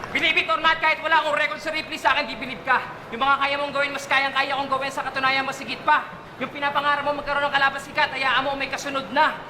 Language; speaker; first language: Filipino; native; Filipino